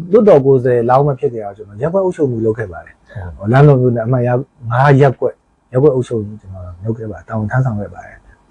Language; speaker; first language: Burmese; native; Burmese